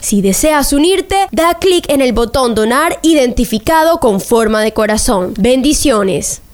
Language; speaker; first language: Spanish; native; Spanish